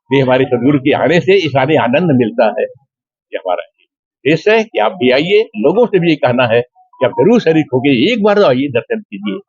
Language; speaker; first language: Hindi; native; Hindi